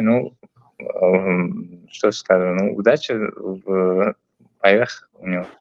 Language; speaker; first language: Russian; non-native, learner; Uzbek